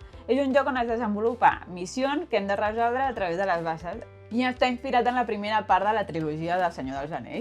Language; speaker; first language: Catalan; native; Catalan